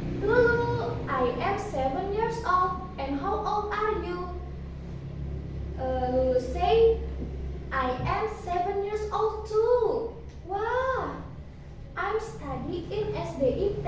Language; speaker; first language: English; non-native, fluent; Indonesian